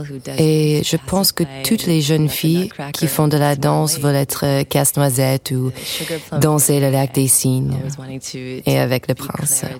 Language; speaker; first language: French; non-native, fluent; English